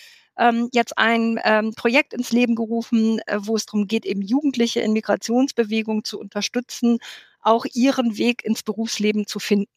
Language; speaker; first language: German; native; German